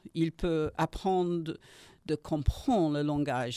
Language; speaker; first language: French; non-native, learner; English